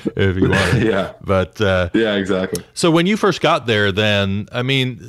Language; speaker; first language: English; native; English